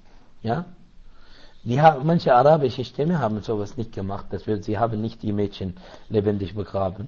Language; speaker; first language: German; non-native, learner; Arabic